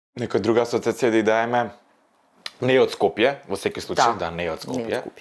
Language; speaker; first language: Macedonian; native; Macedonian